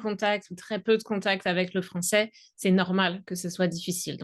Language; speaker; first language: French; native; French